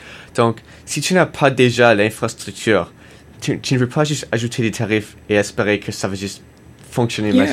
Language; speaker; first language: French; non-native, learner; English